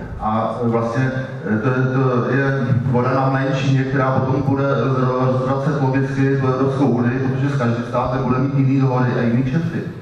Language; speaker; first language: Czech; native; Czech